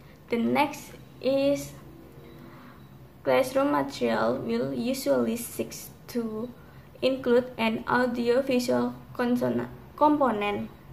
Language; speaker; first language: English; non-native, learner; Indonesian